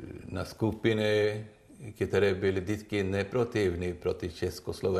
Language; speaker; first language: Czech; non-native, learner; Swedish